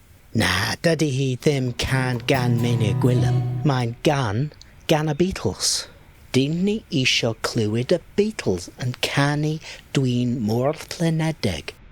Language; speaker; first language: Welsh; non-native, learner; English